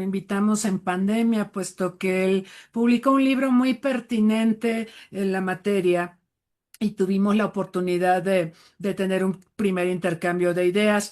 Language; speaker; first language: Spanish; native; Spanish